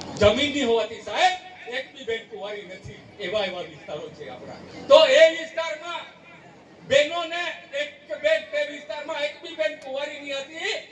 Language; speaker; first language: Gujarati; non-native, local second language; Vasavi